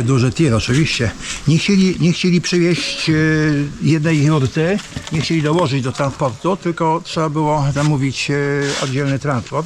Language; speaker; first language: Polish; native; Polish